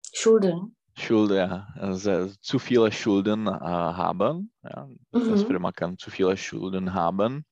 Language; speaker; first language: German; non-native, learner; Czech